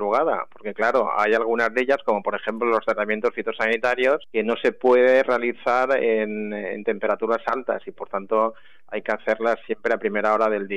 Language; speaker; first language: Spanish; native; Spanish